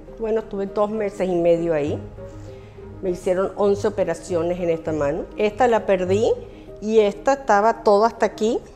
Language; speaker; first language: Spanish; early bilingual, other home language; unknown